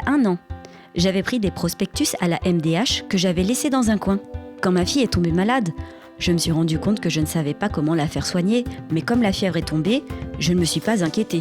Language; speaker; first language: French; native; French